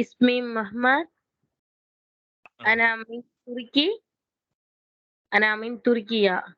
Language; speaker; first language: Arabic; non-native, learner; Tamil